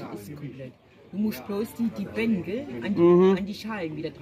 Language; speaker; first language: German; non-native, fluent; Polish